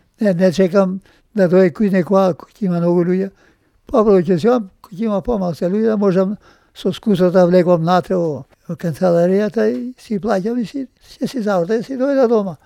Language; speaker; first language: Macedonian; native; Macedonian